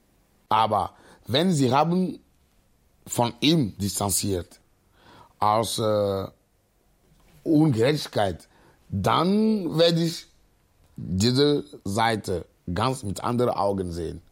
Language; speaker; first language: German; non-native, learner; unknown